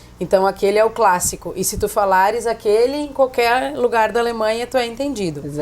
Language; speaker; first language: Portuguese; native; Portuguese